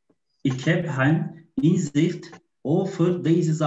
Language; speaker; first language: Dutch; non-native, learner; Turkish